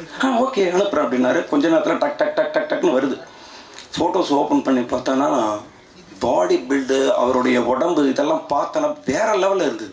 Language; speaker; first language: Tamil; native; Tamil